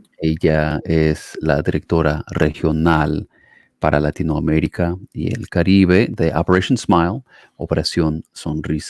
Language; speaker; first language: Spanish; non-native, fluent; English